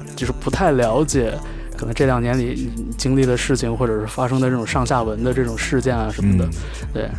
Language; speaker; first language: Chinese; native; Chinese